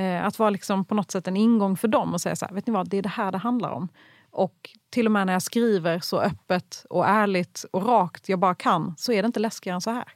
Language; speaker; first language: Swedish; early bilingual, other home language; Kurdish